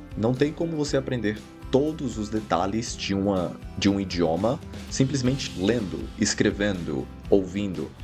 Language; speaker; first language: Portuguese; native; Portuguese